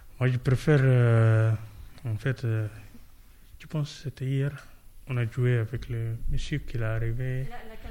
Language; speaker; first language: French; non-native, learner; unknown